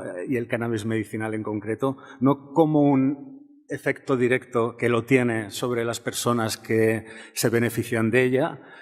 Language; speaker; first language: Spanish; native; Spanish